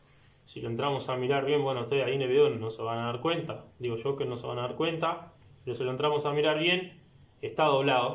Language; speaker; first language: Spanish; native; Spanish